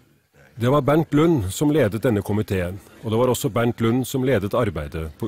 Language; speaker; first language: Norwegian; native; Norwegian